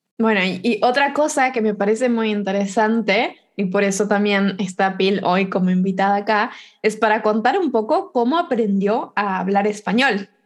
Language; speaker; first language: Spanish; native; Spanish